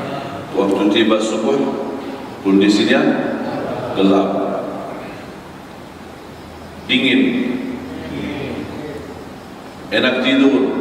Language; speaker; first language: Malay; non-native, fluent; Arabic